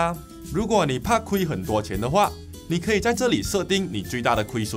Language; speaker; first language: Chinese; native; Chinese